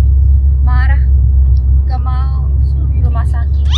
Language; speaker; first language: Indonesian; non-native, learner; English